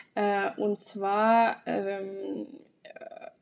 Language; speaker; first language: German; non-native, fluent; Russian